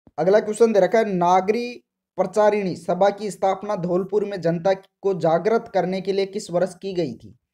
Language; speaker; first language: Hindi; native; Hindi